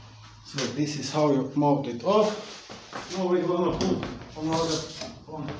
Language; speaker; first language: English; non-native, learner; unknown